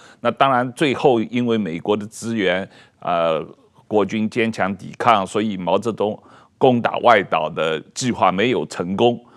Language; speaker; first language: Chinese; native; Chinese